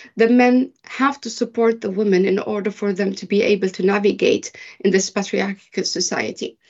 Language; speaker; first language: English; early bilingual, other home language; Arabic